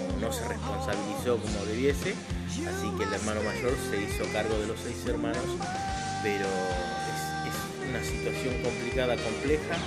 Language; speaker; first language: Spanish; native; Spanish